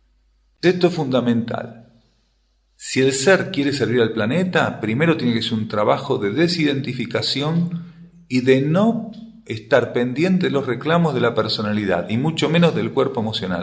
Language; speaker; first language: Spanish; native; Spanish